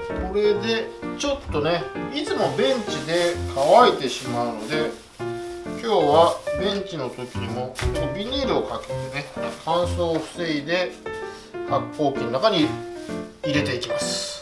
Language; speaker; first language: Japanese; native; Japanese